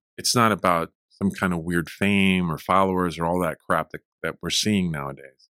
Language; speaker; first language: English; early bilingual, other home language; Spanish